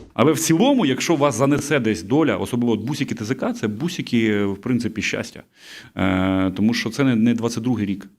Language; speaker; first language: Ukrainian; native; Ukrainian